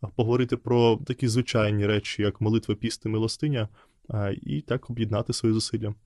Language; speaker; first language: Ukrainian; non-native, fluent; Russian